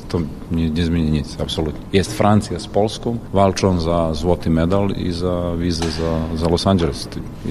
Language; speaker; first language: Polish; non-native, fluent; Serbian